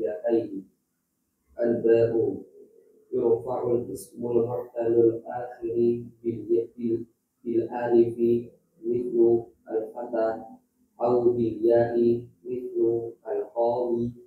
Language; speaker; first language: Arabic; non-native, learner; Indonesian